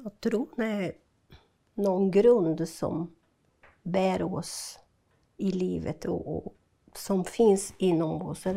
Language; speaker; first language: Swedish; non-native, fluent; Portuguese